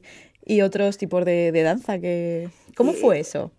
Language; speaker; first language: Spanish; native; Spanish